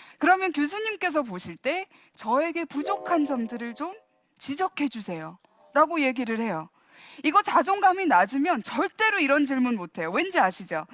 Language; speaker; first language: Korean; early bilingual, heritage; Korean